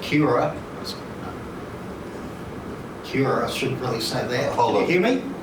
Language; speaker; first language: English; native; English